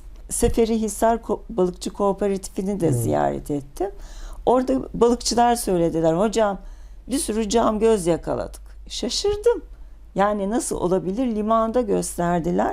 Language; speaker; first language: Turkish; native; Turkish